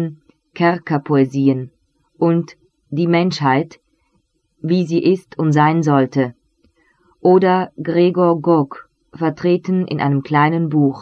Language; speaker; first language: German; native; German